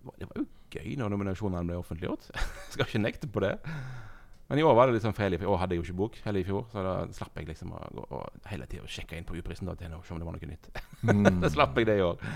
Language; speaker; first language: Norwegian; native; Norwegian